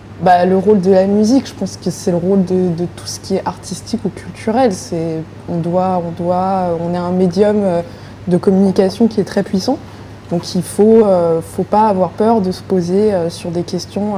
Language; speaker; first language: French; native; French